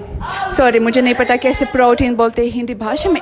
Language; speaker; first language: Hindi; non-native, fluent; Russian